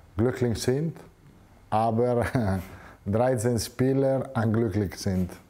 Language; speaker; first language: German; non-native, learner; Italian